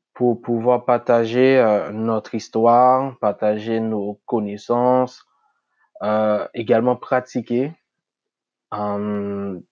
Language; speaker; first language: French; non-native, local second language; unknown